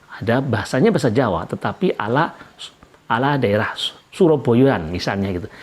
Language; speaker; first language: Indonesian; native; Indonesian